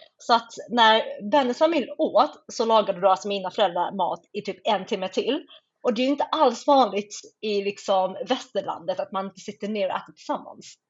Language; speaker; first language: Swedish; native; Swedish